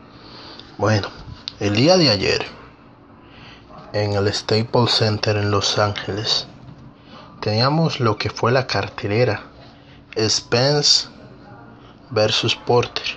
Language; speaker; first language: Spanish; native; Spanish